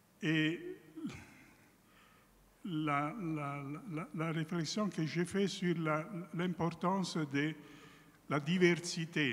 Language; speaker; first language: French; non-native, fluent; Italian